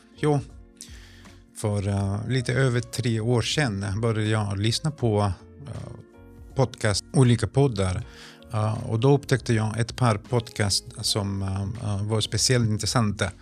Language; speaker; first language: Swedish; non-native, fluent; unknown